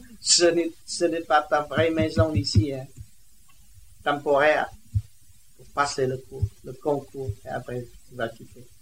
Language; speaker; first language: French; non-native, learner; Vietnamese